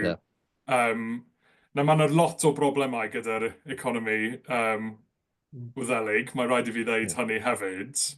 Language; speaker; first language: Welsh; non-native, local second language; English